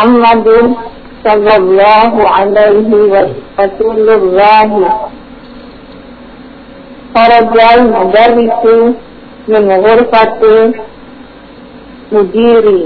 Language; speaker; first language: Arabic; non-native, learner; Indonesian